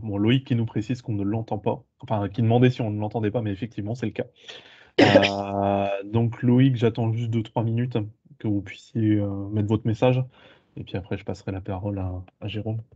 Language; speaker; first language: French; native; French